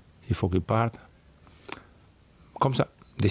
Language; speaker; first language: French; non-native, fluent; Spanish